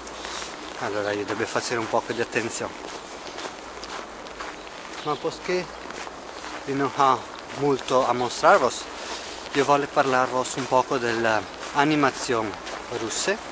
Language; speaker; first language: Italian; non-native, learner; Russian